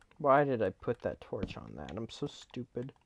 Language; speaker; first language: English; native; English